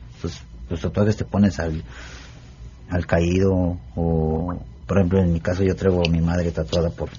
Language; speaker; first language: Spanish; native; Spanish